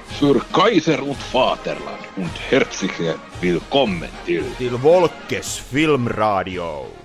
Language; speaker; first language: German; non-native, learner; Finnish